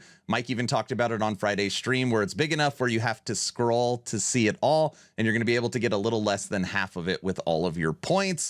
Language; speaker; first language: English; native; English